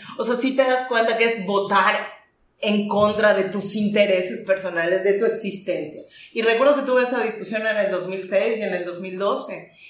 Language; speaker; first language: Spanish; native; Spanish